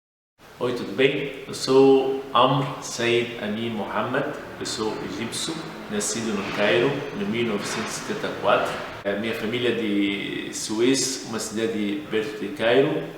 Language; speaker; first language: Portuguese; non-native, learner; Arabic